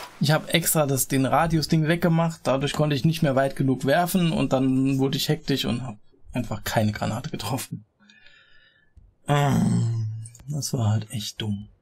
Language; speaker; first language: German; native; German